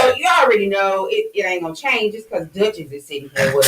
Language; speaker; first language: English; native; English